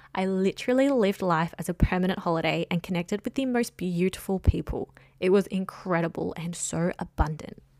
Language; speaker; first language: English; native; English